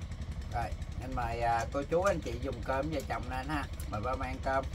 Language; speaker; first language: Vietnamese; native; Vietnamese